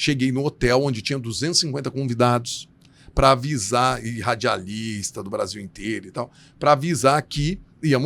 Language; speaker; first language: Portuguese; native; Portuguese